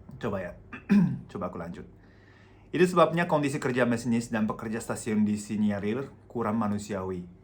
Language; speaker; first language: Indonesian; non-native, fluent; Japanese